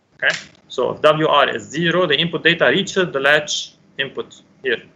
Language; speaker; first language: English; non-native, local second language; Arabic